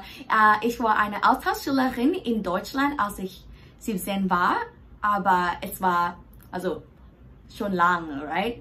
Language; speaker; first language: German; non-native, learner; Thai